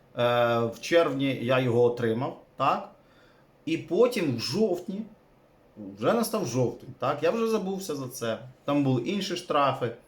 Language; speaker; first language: Ukrainian; native; Ukrainian